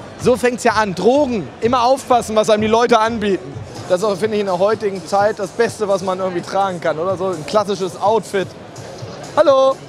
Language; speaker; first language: German; native; German